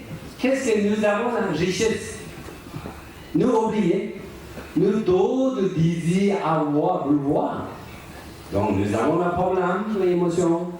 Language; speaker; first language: French; non-native, learner; Tibetan